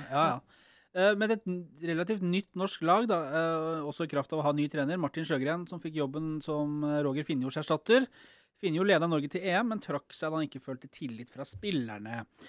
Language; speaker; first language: Norwegian; native; Norwegian